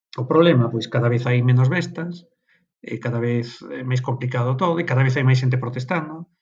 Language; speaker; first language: Galician; native; Galician